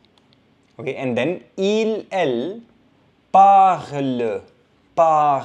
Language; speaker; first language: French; non-native, fluent; Hindi